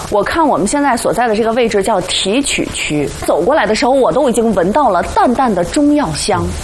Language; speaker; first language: Chinese; native; Chinese